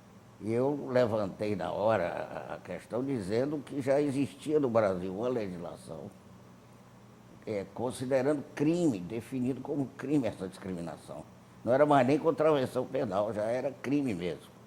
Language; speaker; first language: Portuguese; native; Portuguese